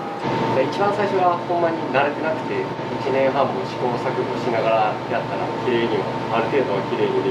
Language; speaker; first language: Japanese; native; Japanese